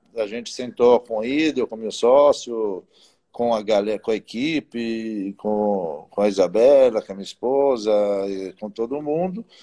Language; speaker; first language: Portuguese; non-native, fluent; Italian